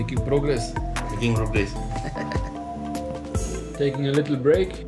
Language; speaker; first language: English; non-native, fluent; German